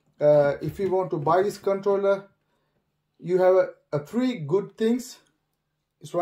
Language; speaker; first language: English; non-native, learner; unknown